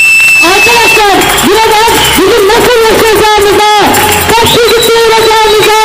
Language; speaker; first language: Turkish; native; Turkish